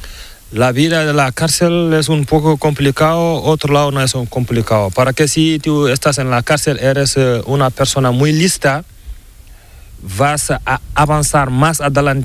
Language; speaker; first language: Spanish; non-native, learner; Fula